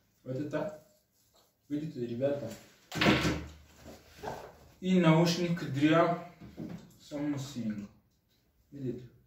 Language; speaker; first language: Russian; non-native, learner; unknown